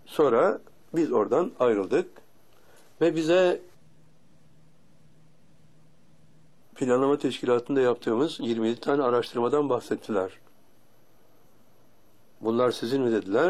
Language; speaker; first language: Turkish; native; Turkish